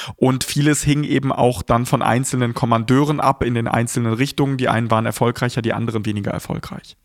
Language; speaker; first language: German; early bilingual, other home language; Russian